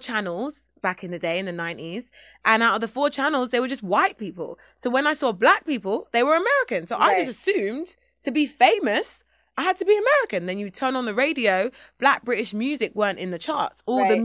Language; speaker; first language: English; native; English